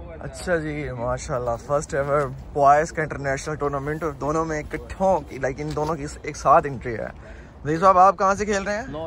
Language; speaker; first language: Urdu; native; Urdu